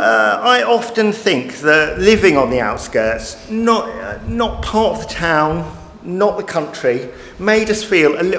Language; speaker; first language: English; native; English